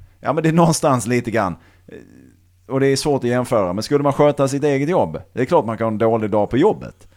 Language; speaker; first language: Swedish; native; Swedish